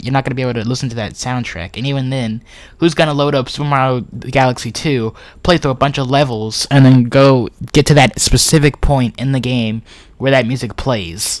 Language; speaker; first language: English; native; English